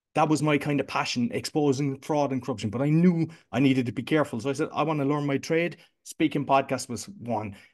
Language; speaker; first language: English; native; English